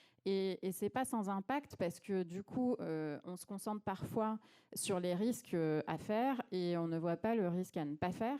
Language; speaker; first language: French; native; French